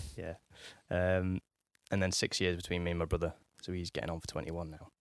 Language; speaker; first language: English; native; English